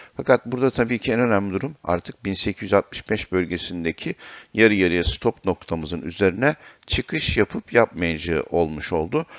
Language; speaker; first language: Turkish; native; Turkish